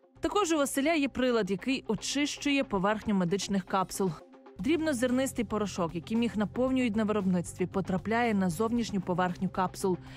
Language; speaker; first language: Ukrainian; native; Ukrainian